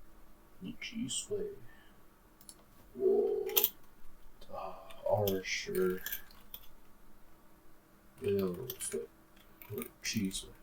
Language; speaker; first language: Chinese; non-native, learner; English